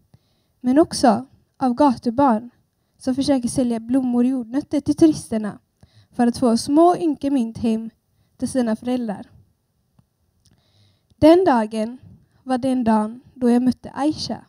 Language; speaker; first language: Swedish; early bilingual, other home language; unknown